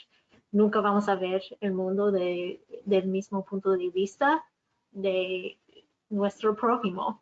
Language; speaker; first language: Spanish; non-native, fluent; English